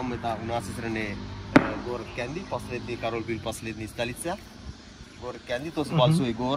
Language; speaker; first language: Russian; non-native, learner; Sinhala